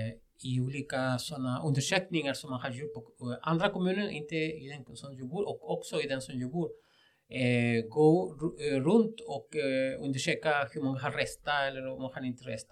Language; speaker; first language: Swedish; non-native, fluent; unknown